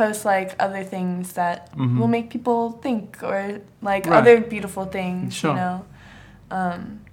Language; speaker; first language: English; native; English